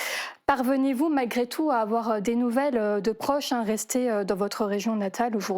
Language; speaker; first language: French; native; French